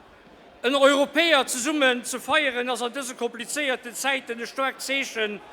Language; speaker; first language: German; non-native, local second language; Luxembourgish